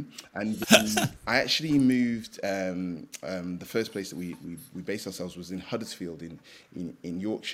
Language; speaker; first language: English; native; English